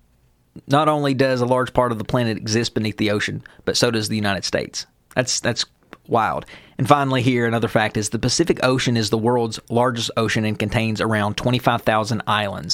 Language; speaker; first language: English; native; English